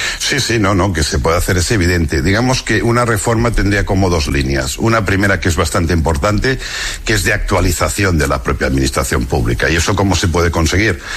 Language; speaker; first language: Spanish; non-native, local second language; Catalan